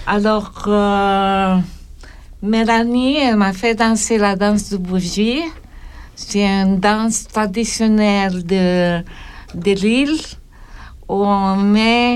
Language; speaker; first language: French; non-native, learner; Filipino